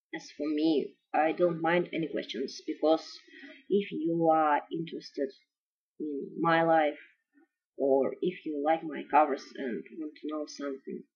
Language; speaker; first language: English; non-native, fluent; Russian